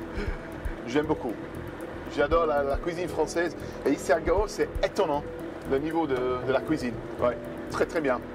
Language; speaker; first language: French; non-native, fluent; English